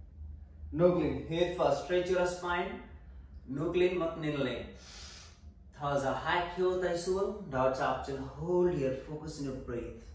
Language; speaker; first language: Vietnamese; non-native, learner; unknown